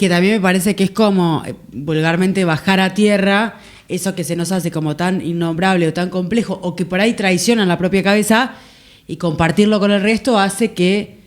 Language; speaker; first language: Spanish; native; Spanish